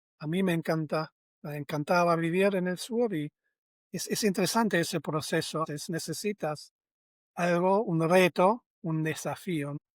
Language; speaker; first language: Spanish; non-native, fluent; German